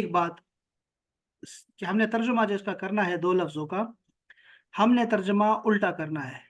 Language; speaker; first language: Urdu; native; Urdu